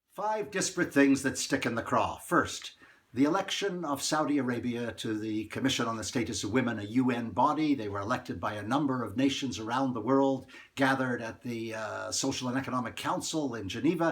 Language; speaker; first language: English; native; English